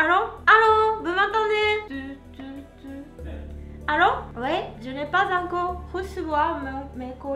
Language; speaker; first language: French; non-native, learner; Japanese